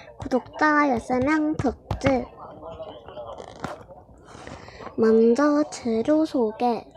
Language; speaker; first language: Korean; native; Korean